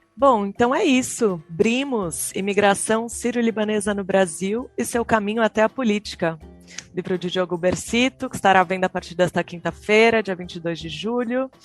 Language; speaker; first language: Portuguese; native; Portuguese